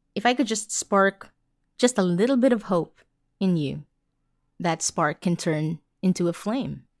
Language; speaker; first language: English; non-native, local second language; Filipino